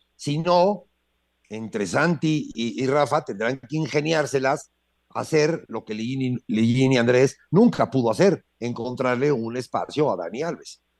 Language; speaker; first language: Spanish; native; Spanish